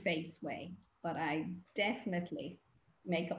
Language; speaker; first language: English; native; English